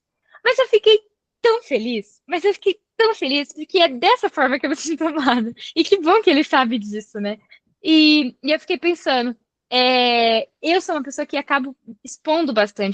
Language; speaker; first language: Portuguese; native; Portuguese